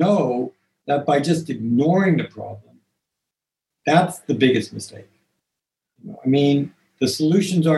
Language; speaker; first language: English; native; English